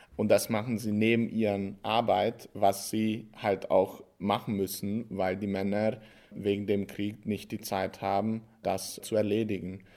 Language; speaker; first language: German; non-native, fluent; Hungarian